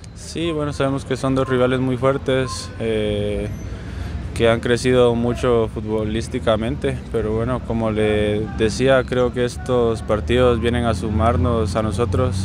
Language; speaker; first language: Spanish; native; Spanish